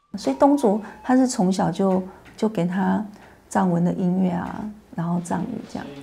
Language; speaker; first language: Chinese; native; Chinese